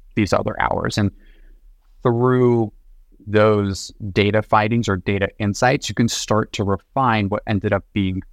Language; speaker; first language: English; native; English